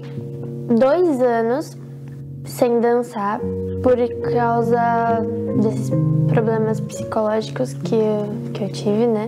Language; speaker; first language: Portuguese; native; Portuguese